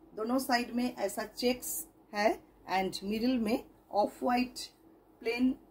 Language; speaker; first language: Hindi; non-native, local second language; Bangla